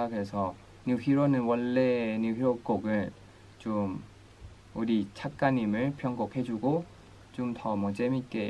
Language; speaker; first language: Korean; non-native, fluent; Thai